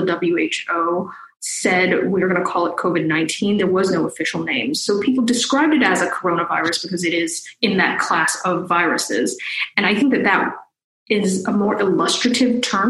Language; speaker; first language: English; native; English